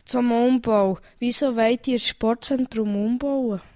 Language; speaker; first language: German; native; German